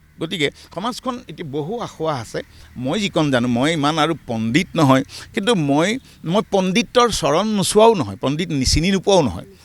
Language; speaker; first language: Assamese; native; Assamese